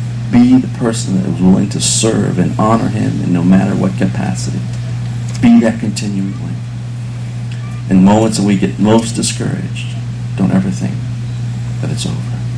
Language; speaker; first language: English; early bilingual, other home language; Vietnamese